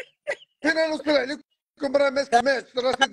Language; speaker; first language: Arabic; native; Arabic